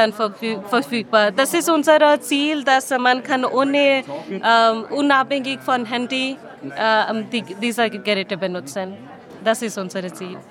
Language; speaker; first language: German; non-native, learner; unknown